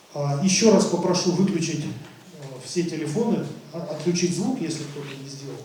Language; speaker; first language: Russian; native; Russian